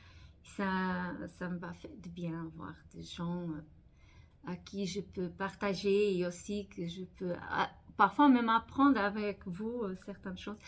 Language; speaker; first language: French; non-native, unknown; Portuguese